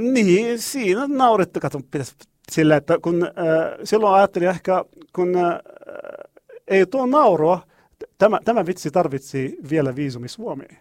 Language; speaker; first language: Finnish; non-native, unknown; Arabic